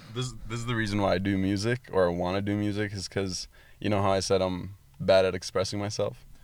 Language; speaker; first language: English; early bilingual, other home language; Arabic